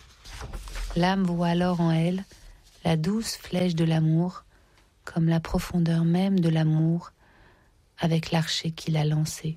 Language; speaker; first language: French; native; French